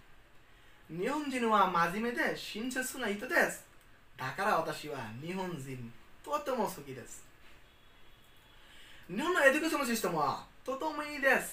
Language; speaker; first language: Japanese; non-native, learner; Bangla